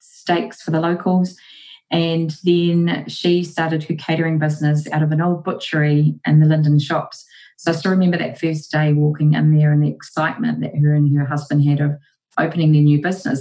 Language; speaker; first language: English; native; English